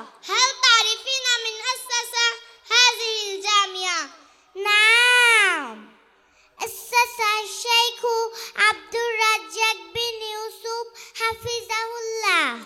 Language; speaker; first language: Arabic; non-native, learner; Bangla